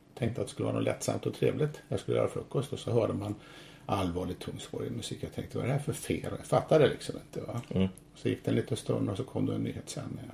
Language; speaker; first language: Swedish; native; Swedish